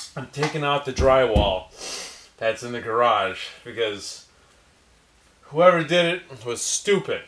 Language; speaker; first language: English; native; English